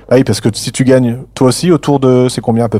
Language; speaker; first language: French; native; French